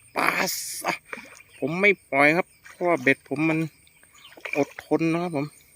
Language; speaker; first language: Thai; native; Thai